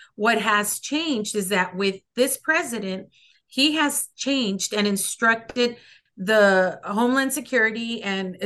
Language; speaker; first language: English; early bilingual, other home language; Spanish